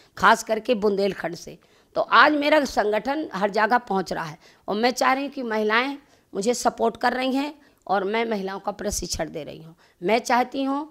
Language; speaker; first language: Hindi; native; Hindi